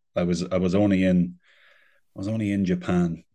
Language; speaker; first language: English; native; English